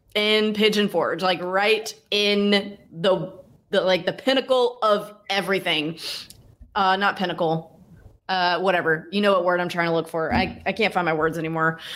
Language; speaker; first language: English; native; English